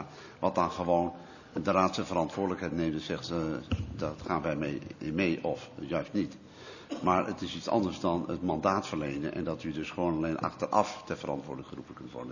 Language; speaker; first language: Dutch; native; Dutch